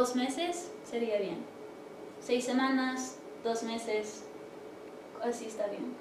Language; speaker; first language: Spanish; early bilingual, heritage; English